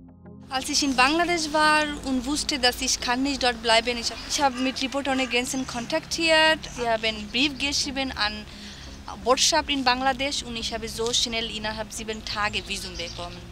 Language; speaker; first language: German; non-native, learner; Bangla